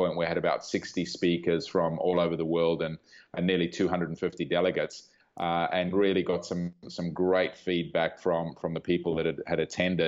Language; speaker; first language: English; native; English